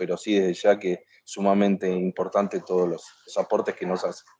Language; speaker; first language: Spanish; native; Spanish